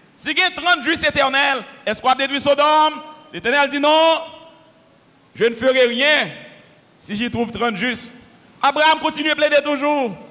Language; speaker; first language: French; non-native, local second language; Haitian Creole